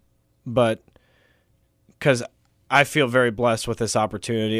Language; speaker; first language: English; native; English